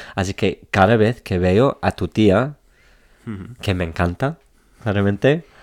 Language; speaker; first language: Spanish; non-native, fluent; English